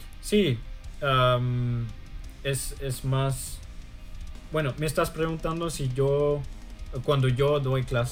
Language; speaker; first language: Spanish; early bilingual, heritage; German